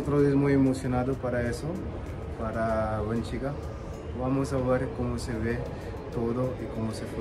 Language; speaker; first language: Spanish; non-native, learner; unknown